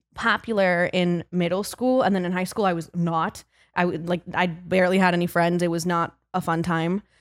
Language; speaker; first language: English; early bilingual, other home language; Spanish